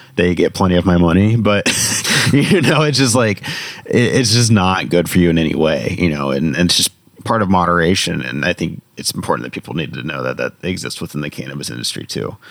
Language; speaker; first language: English; native; English